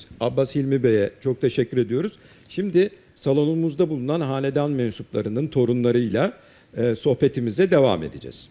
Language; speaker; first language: Turkish; native; Turkish